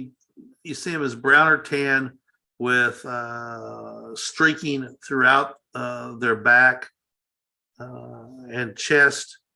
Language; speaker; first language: English; native; English